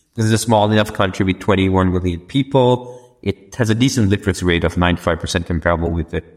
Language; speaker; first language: English; non-native, local second language; Sinhala